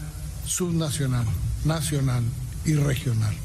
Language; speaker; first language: Spanish; native; Spanish